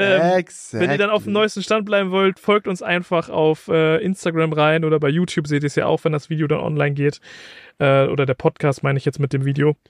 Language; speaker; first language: German; native; German